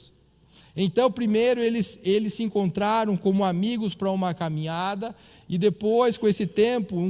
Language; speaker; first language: Portuguese; native; Portuguese